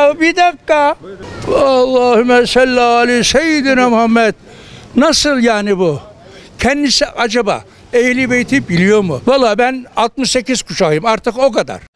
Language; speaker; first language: Turkish; native; Turkish